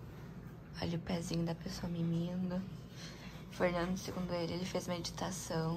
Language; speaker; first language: Portuguese; native; Portuguese